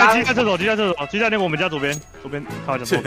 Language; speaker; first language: Chinese; native; Chinese